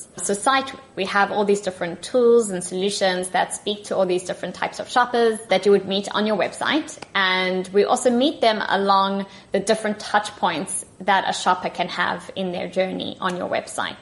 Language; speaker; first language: English; native; English